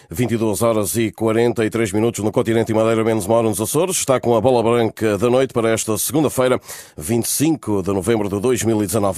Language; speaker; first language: Portuguese; native; Portuguese